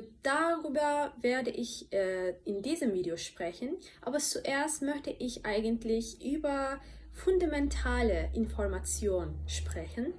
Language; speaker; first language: German; non-native, fluent; Turkish